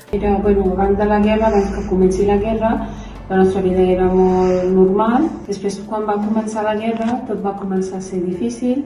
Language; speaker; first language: Catalan; non-native, fluent; Arabic